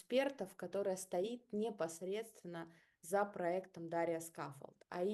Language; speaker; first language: Russian; native; Russian